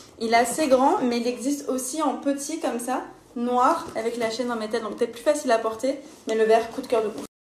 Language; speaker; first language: French; native; French